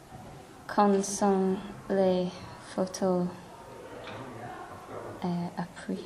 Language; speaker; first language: French; non-native, learner; English